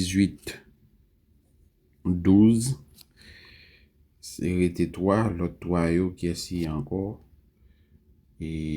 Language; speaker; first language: French; non-native, learner; Haitian Creole